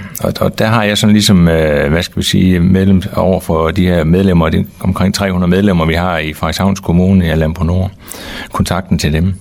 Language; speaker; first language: Danish; native; Danish